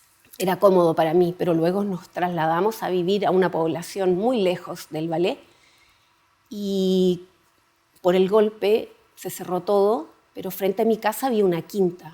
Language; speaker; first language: Spanish; native; Spanish